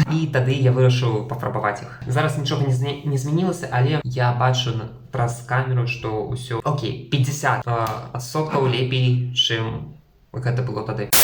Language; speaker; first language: Belarusian; non-native, local second language; Russian